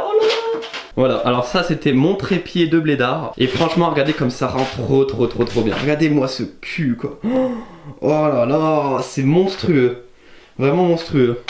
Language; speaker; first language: French; native; French